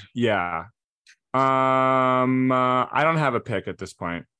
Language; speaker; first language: English; native; English